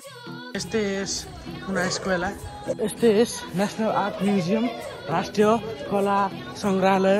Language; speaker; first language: Spanish; non-native, learner; Nepali